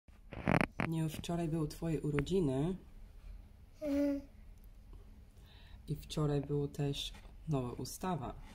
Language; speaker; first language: Polish; non-native, learner; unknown